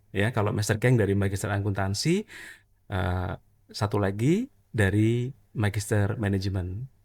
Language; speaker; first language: Indonesian; native; Indonesian